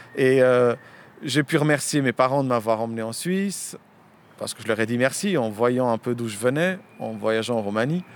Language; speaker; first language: French; early bilingual, other home language; Romanian